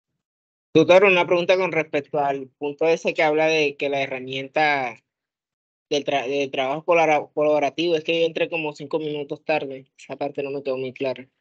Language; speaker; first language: Spanish; native; Spanish